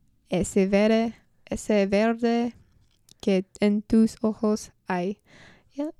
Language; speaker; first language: Spanish; non-native, learner; English